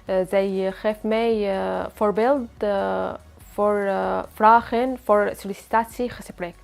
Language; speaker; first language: Dutch; non-native, learner; Arabic